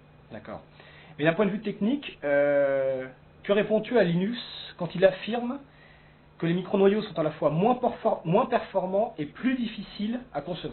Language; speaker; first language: French; native; French